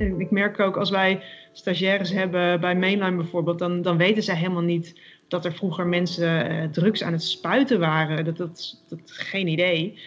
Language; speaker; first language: Dutch; native; Dutch